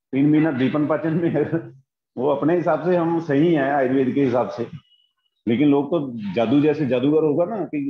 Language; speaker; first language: Hindi; native; Hindi